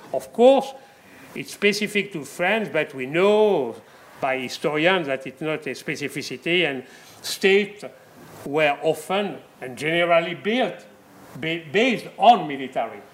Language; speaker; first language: English; non-native, fluent; French